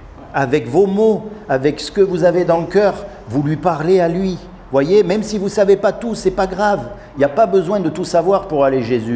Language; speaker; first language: French; native; French